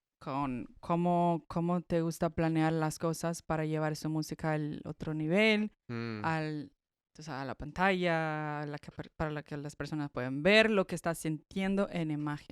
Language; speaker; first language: Spanish; non-native, fluent; Portuguese